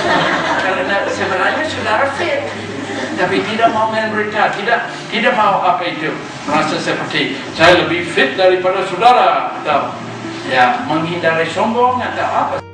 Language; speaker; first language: Indonesian; non-native, fluent; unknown